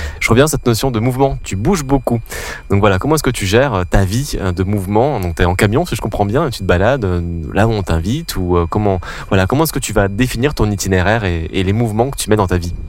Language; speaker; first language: French; native; French